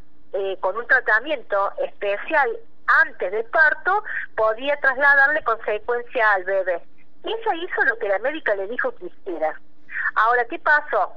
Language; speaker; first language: Spanish; native; Spanish